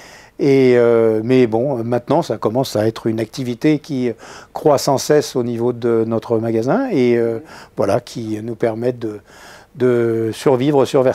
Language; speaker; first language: French; native; French